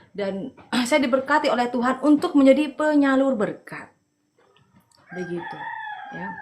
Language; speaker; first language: Indonesian; non-native, local second language; Madurese